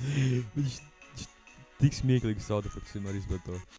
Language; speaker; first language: Latvian; native; Latvian